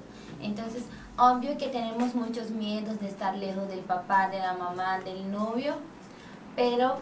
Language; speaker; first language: Spanish; non-native, fluent; Portuguese